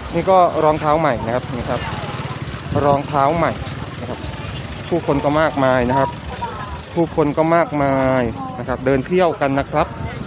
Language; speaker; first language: Thai; native; Thai